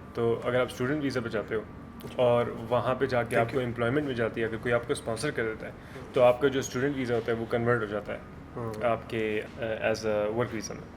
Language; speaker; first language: Urdu; native; Urdu